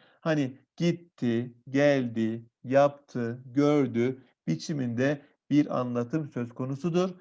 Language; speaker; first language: Turkish; native; Turkish